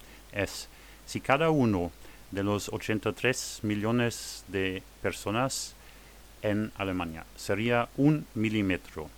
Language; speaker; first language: Spanish; non-native, fluent; German